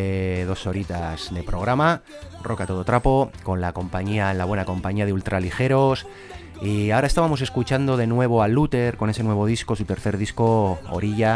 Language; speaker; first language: Spanish; native; Spanish